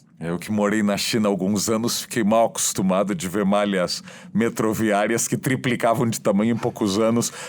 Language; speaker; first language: Portuguese; native; Portuguese